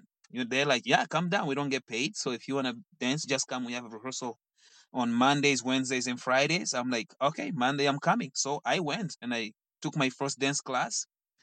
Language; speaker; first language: English; non-native, fluent; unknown